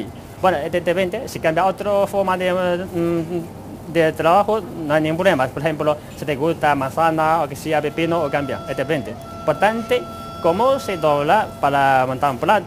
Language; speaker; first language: Spanish; non-native, learner; Chinese